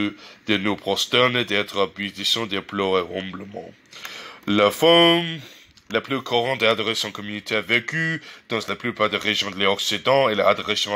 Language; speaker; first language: French; non-native, learner; English